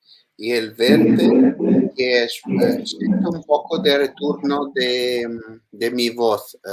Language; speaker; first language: Spanish; non-native, learner; Italian